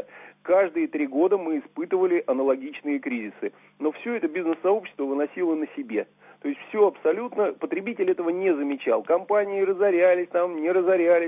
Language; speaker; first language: Russian; native; Russian